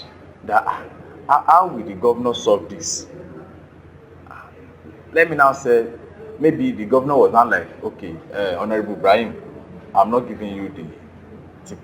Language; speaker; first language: English; non-native, local second language; Yoruba